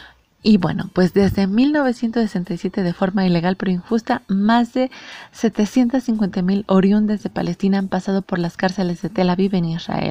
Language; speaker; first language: Spanish; native; Spanish